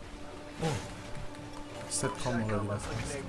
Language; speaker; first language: German; native; German